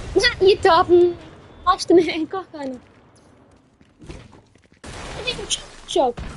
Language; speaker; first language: Icelandic; early bilingual, heritage; Icelandic